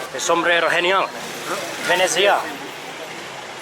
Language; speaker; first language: Spanish; non-native, learner; Finnish